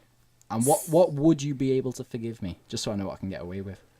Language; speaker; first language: English; native; English